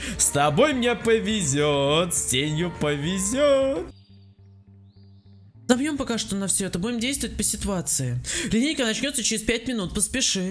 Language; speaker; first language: Russian; native; Russian